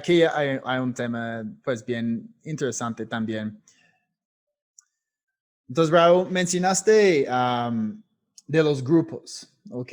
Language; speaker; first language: Spanish; non-native, fluent; English